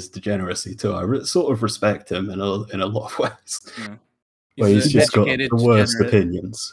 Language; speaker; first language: English; native; English